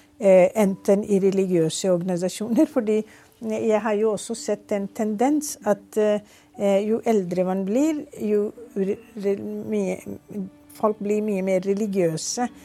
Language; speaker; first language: Norwegian; non-native, fluent; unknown